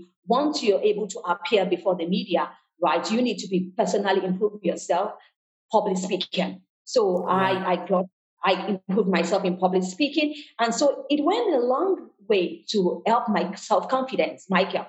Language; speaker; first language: English; non-native, local second language; Yoruba